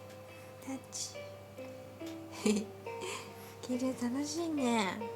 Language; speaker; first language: Japanese; native; Japanese